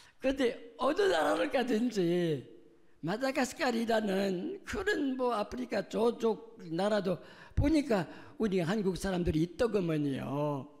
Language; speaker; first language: Korean; non-native, fluent; French